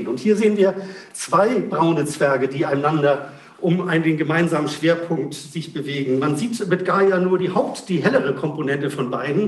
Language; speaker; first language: German; native; German